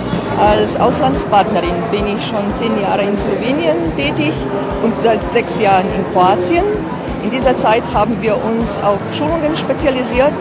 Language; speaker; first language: German; non-native, fluent; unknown